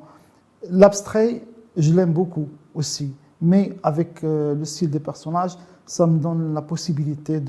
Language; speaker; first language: French; non-native, local second language; Arabic